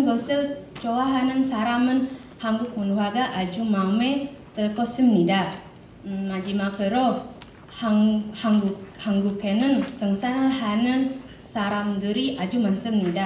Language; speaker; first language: Korean; non-native, learner; Indonesian